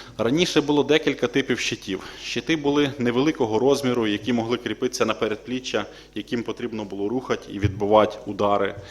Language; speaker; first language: Ukrainian; native; Ukrainian